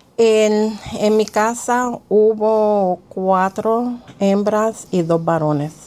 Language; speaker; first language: Spanish; early bilingual, heritage; Spanish